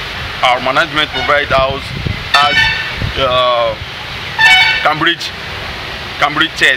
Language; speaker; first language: English; non-native, learner; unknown